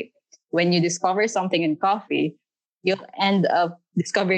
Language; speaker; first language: English; non-native, local second language; Filipino